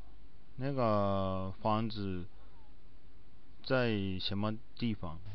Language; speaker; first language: Chinese; non-native, learner; Japanese